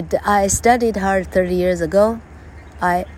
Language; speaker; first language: English; non-native, fluent; Chinese